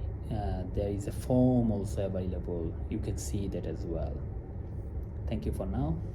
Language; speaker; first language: English; non-native, local second language; Sylheti